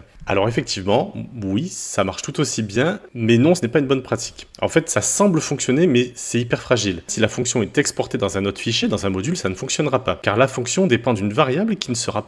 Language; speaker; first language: French; native; French